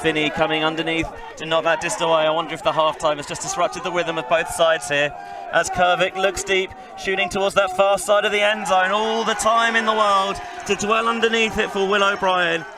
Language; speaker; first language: English; native; English